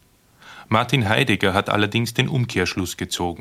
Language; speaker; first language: German; native; German